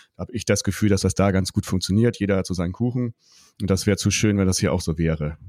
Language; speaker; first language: German; native; German